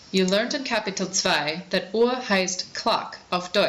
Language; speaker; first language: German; non-native, fluent; English